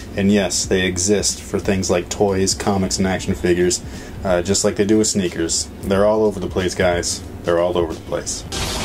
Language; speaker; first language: English; native; English